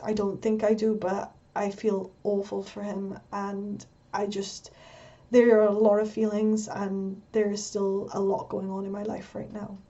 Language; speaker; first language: English; native; English